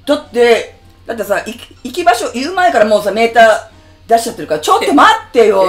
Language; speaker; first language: Japanese; native; Japanese